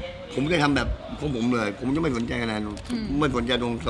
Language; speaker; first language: Thai; native; Thai